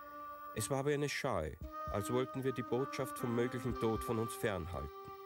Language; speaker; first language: German; native; German